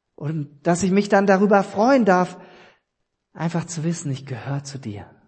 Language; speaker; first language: German; native; German